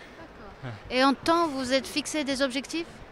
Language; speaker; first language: French; non-native, learner; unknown